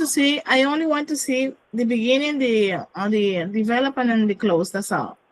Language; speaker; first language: English; non-native, learner; Spanish